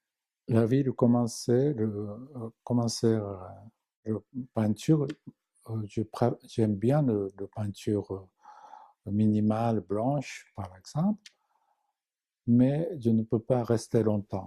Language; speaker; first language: French; non-native, fluent; Japanese